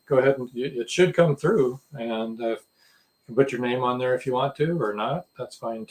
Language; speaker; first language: English; native; English